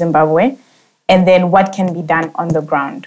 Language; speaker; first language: English; non-native, local second language; Shona